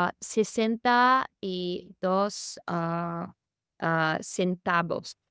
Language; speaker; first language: Spanish; non-native, learner; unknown